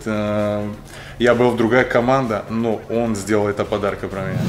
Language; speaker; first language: Russian; non-native, learner; Bulgarian